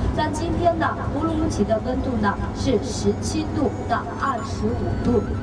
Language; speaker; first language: Chinese; non-native, local second language; Kazakh